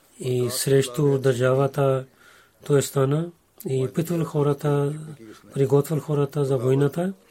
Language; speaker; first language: Bulgarian; non-native, learner; Urdu